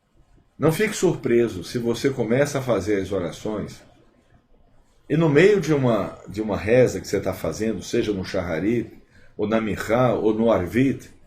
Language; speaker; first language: Portuguese; native; Portuguese